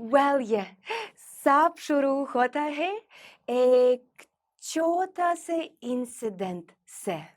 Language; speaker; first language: Hindi; non-native, learner; Russian